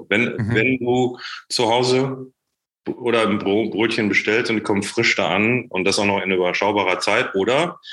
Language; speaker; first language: German; native; German